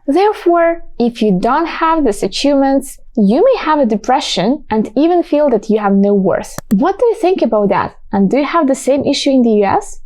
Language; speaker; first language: English; non-native, fluent; Ukrainian